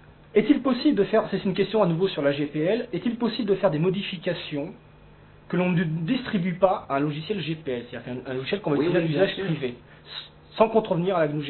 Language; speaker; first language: French; native; French